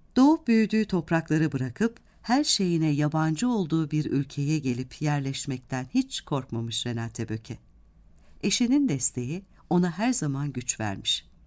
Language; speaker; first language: Turkish; native; Turkish